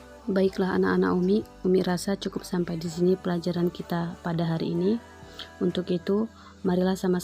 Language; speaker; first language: Indonesian; native; Indonesian